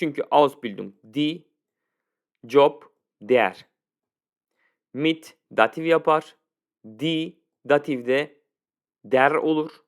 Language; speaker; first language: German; non-native, fluent; Turkish